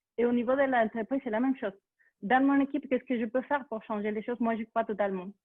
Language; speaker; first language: French; non-native, fluent; Spanish